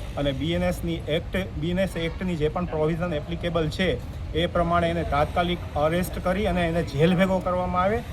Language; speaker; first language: Gujarati; non-native, local second language; Sindhi